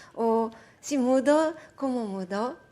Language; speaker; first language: Portuguese; non-native, learner; Japanese